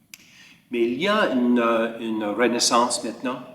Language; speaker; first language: French; early bilingual, heritage; French